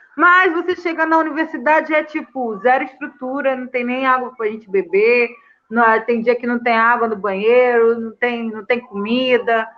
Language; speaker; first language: Portuguese; native; Portuguese